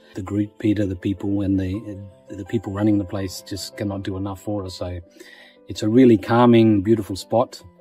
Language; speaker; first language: English; native; English